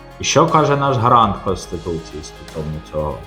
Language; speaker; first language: Ukrainian; non-native, local second language; Russian